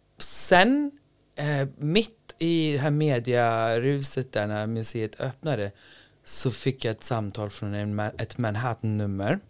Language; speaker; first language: Swedish; non-native, fluent; English